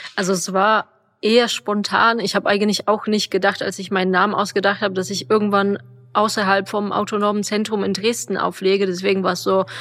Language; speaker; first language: German; non-native, fluent; Polish